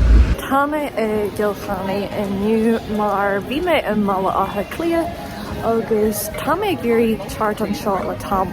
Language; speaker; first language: Irish; non-native, local second language; English